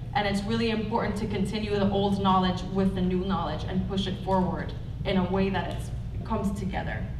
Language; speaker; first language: English; non-native, fluent; Spanish